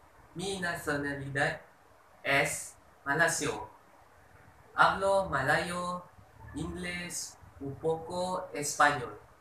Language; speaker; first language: Spanish; non-native, learner; Malay